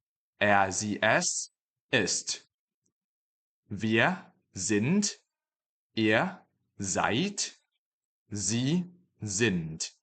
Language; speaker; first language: German; non-native, fluent; Chinese